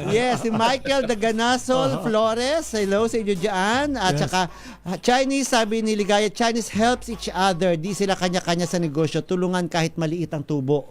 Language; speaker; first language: Filipino; native; Filipino